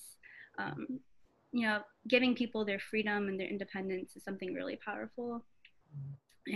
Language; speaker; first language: English; native; English